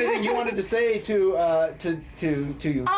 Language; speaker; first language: English; native; English